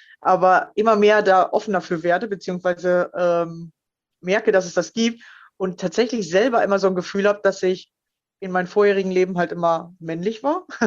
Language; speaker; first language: German; native; German